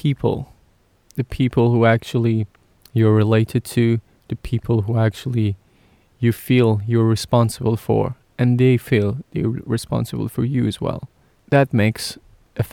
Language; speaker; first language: English; non-native, fluent; Persian